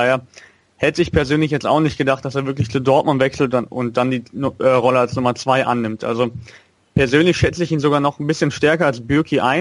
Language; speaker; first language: German; native; German